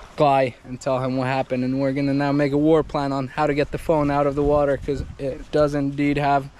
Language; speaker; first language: English; non-native, fluent; Finnish